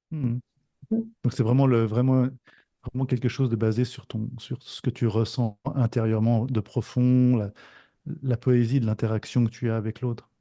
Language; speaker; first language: French; native; French